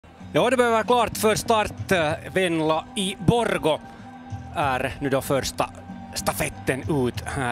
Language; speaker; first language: Swedish; native; Swedish